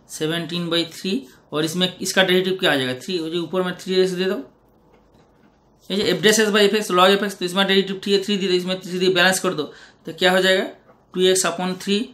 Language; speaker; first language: Hindi; non-native, local second language; Bangla